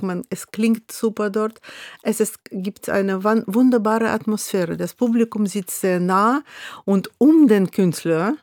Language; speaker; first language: German; non-native, fluent; Russian